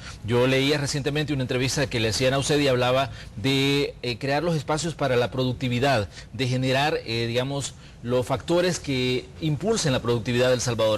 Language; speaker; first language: Spanish; native; Spanish